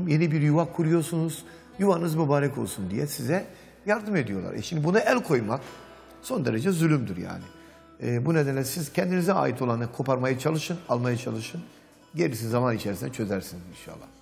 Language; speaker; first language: Turkish; native; Turkish